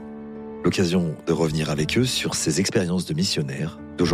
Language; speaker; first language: French; native; French